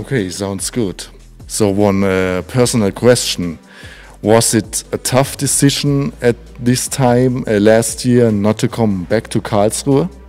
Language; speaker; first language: English; non-native, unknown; German